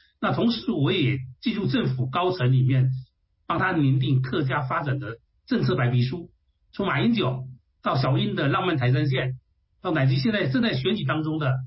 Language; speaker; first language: Chinese; non-native, local second language; Hakka Chinese